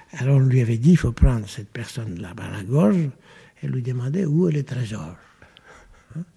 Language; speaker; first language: French; non-native, fluent; Greek